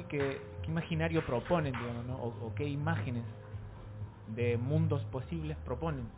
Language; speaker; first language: Spanish; native; Spanish